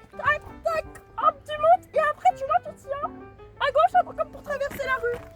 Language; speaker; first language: French; native; French